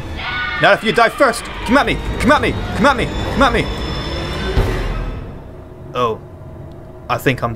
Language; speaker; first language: English; native; English